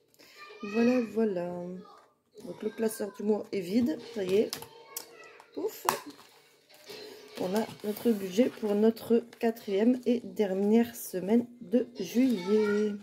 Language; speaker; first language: French; native; French